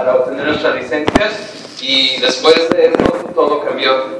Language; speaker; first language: Spanish; early bilingual, heritage; Spanish